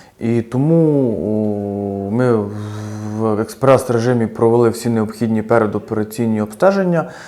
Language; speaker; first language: Ukrainian; native; Ukrainian